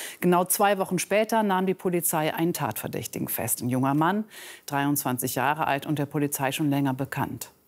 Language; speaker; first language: German; native; German